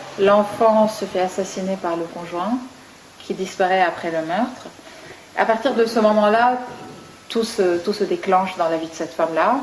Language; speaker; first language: French; non-native, local second language; Arabic